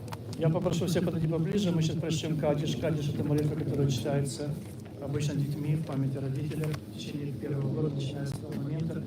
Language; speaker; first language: Russian; native; Russian